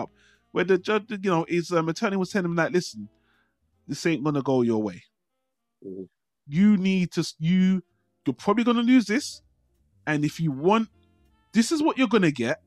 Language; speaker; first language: English; native; English